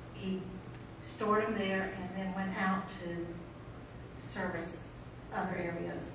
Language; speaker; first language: English; native; English